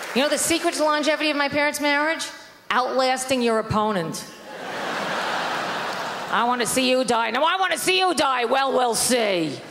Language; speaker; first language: English; native; English